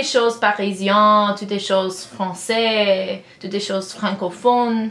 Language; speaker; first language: French; non-native, learner; English